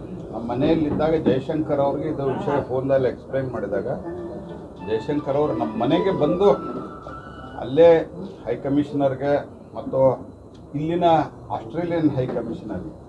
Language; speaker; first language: Kannada; native; Kannada